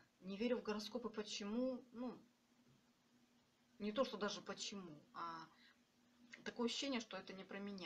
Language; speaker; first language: Russian; native; Russian